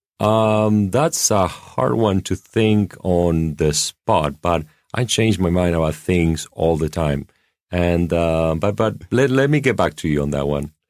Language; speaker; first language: English; non-native, fluent; Spanish